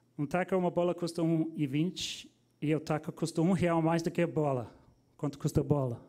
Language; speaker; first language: Portuguese; non-native, fluent; English